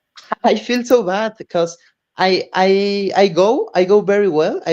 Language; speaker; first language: English; non-native, learner; Spanish